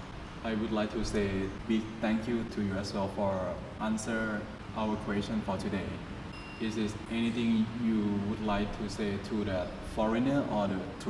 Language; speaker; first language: English; non-native, fluent; Thai